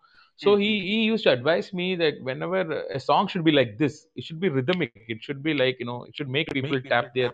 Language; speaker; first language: English; non-native, local second language; Tamil